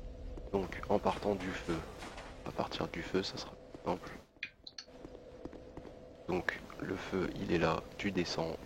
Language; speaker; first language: French; native; French